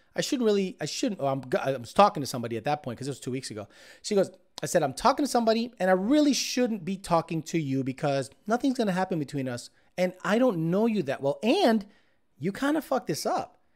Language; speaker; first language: English; native; English